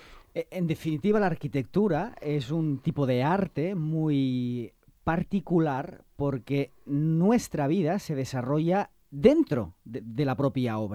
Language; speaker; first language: Spanish; non-native, local second language; Catalan